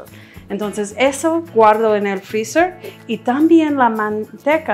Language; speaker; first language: Spanish; non-native, fluent; English